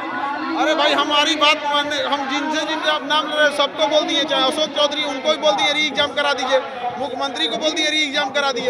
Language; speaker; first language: Hindi; non-native, local second language; Bhojpuri